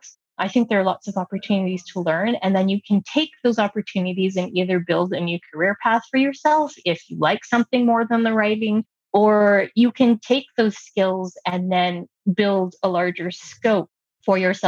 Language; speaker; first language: English; native; English